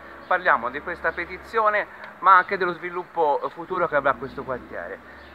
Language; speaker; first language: Italian; native; Italian